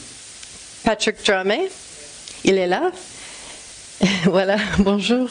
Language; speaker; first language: French; non-native, fluent; English